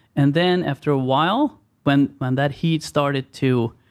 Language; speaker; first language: English; non-native, fluent; Swedish